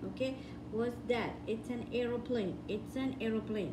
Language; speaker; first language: English; non-native, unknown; Arabic